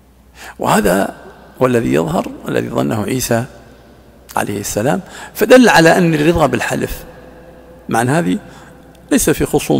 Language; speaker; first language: Arabic; native; Arabic